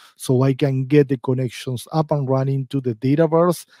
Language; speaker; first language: English; non-native, fluent; Spanish